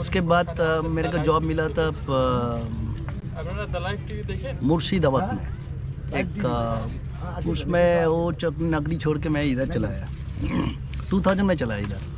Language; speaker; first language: Hindi; non-native, local second language; Bangla